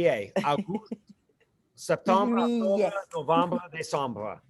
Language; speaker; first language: French; non-native, learner; English